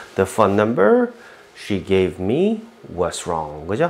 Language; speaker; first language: English; non-native, fluent; Korean